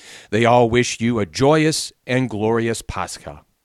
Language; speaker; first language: English; native; English